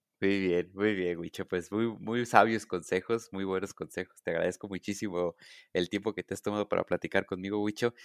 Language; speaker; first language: Spanish; native; Spanish